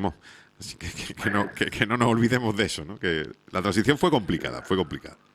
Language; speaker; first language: Spanish; native; Spanish